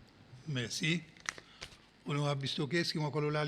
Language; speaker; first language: French; non-native, local second language; Seselwa Creole French